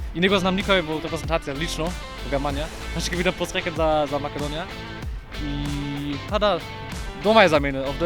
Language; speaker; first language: Macedonian; non-native, learner; German